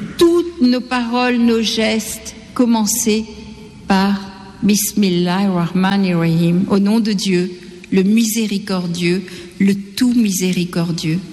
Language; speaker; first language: French; non-native, local second language; Gujarati